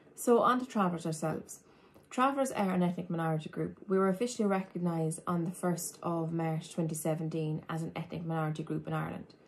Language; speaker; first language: English; native; English